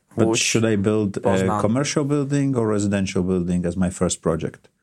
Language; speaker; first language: English; non-native, fluent; Polish